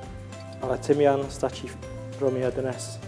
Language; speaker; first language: Czech; non-native, learner; English